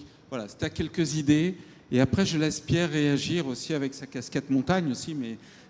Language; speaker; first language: French; native; French